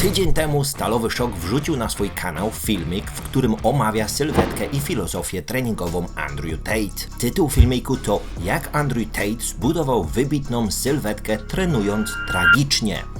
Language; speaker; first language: Polish; native; Polish